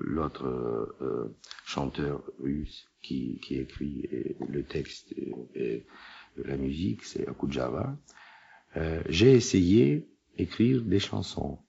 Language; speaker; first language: French; non-native, learner; Russian